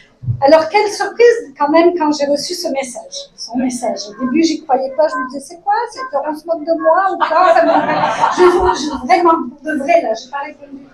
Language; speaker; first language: French; native; French